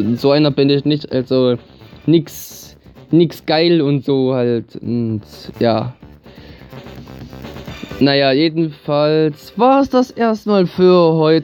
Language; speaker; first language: German; native; German